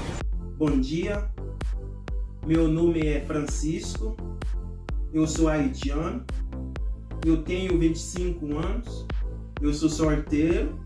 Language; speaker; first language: Portuguese; non-native, learner; Haitian Creole